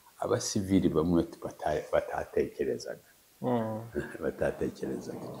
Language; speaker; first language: Kinyarwanda; early bilingual, heritage; Kinyarwanda